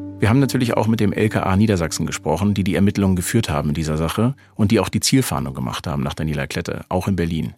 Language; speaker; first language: German; native; German